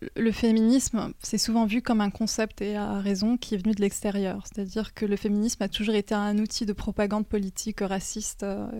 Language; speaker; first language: French; native; French